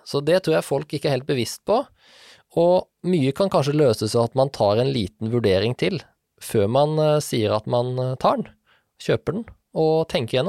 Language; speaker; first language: Norwegian; native; Norwegian